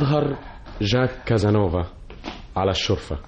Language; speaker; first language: Arabic; native; Arabic